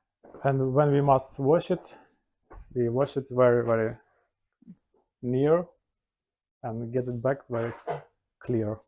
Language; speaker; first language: English; non-native, learner; Ukrainian